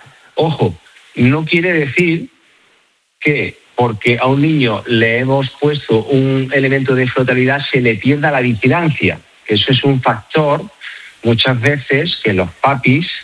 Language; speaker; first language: Spanish; native; Spanish